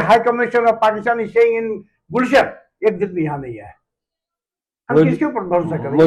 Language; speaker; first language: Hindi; early bilingual, heritage; Urdu